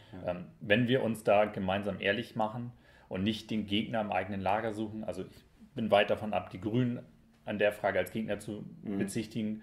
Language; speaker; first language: German; native; German